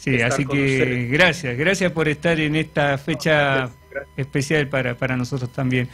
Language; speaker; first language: Spanish; native; Spanish